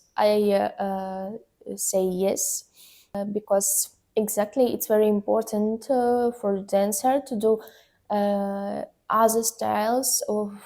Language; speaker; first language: English; non-native, learner; Ukrainian